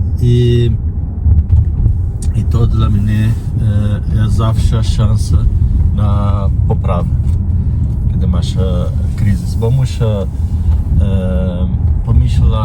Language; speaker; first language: Polish; non-native, learner; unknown